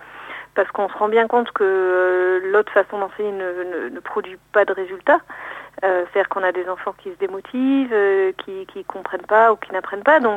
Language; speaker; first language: French; native; French